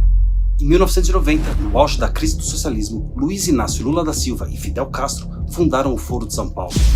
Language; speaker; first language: Portuguese; native; Portuguese